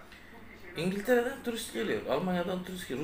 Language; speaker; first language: Turkish; native; Turkish